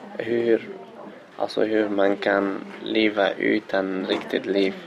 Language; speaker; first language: Swedish; non-native, learner; Arabic